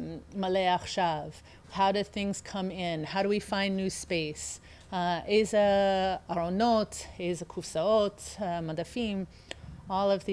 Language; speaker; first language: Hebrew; early bilingual, heritage; English